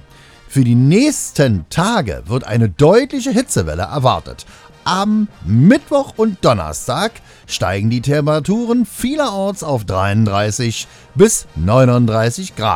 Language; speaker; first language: German; native; German